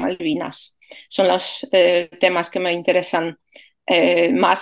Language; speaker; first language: Spanish; non-native, fluent; Polish